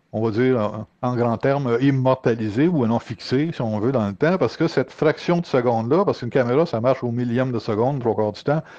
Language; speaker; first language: French; native; French